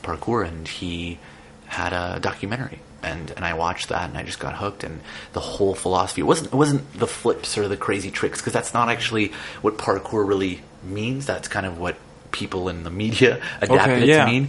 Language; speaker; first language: English; native; English